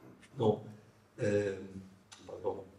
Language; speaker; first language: French; non-native, fluent; Italian